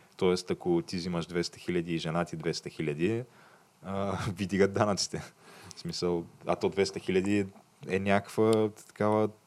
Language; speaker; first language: Bulgarian; native; Bulgarian